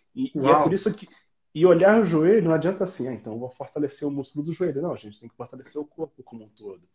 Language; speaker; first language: Portuguese; native; Portuguese